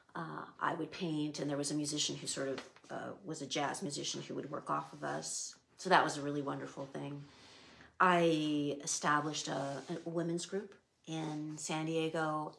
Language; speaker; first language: English; native; English